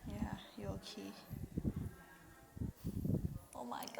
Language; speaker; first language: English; non-native, learner; Thai